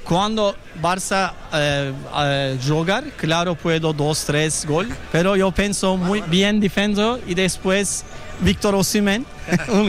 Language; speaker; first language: Spanish; non-native, learner; Turkish